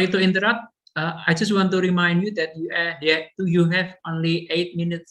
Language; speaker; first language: English; non-native, fluent; Indonesian